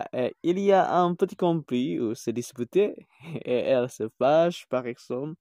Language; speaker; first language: French; non-native, fluent; Indonesian